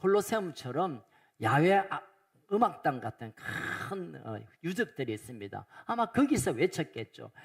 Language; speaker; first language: Korean; native; Korean